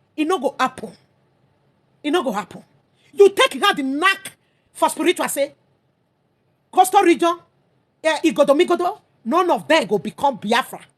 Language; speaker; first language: Nigerian Pidgin; native; Nigerian Pidgin